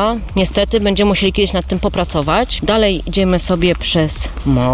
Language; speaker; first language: Polish; native; Polish